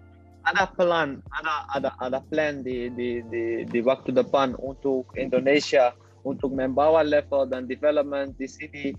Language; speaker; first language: Indonesian; non-native, learner; Dutch